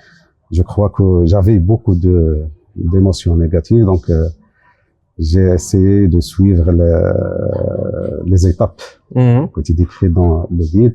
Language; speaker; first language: French; non-native, local second language; Arabic